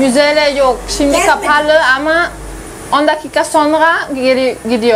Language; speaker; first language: Turkish; non-native, learner; German